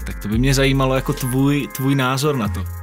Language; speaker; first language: Czech; native; Czech